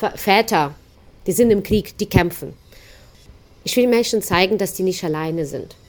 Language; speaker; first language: German; non-native, fluent; Ukrainian